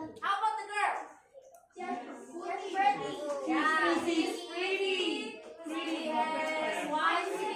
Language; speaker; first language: English; non-native, learner; Indonesian